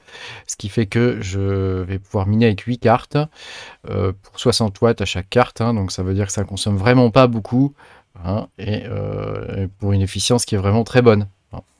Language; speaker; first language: French; native; French